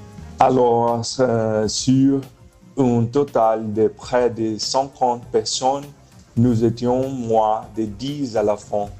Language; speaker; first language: French; non-native, fluent; Portuguese